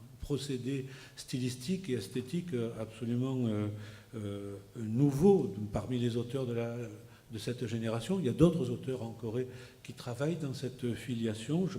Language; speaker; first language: French; native; French